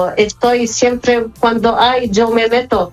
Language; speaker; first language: Spanish; non-native, learner; Arabic